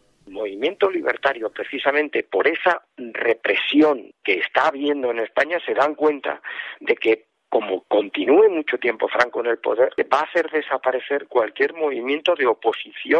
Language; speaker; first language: Spanish; native; Spanish